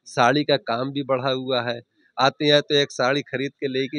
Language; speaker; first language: Hindi; native; Hindi